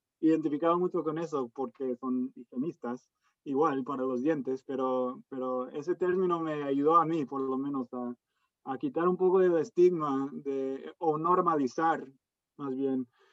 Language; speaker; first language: Spanish; early bilingual, heritage; Spanish